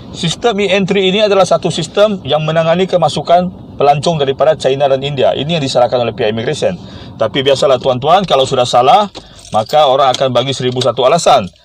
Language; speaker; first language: Malay; native; Malay